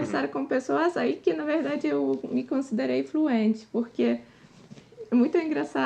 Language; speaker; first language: Portuguese; non-native, fluent; Polish